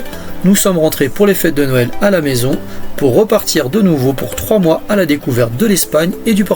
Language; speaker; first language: French; native; French